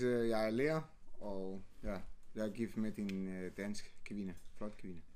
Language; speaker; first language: Danish; non-native, fluent; Spanish